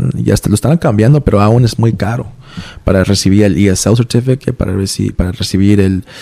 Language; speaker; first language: Spanish; early bilingual, heritage; Spanish